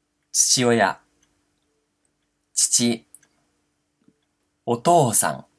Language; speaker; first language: Japanese; non-native, fluent; Portuguese